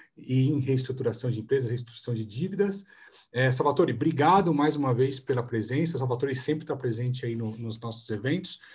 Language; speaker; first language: Portuguese; native; Portuguese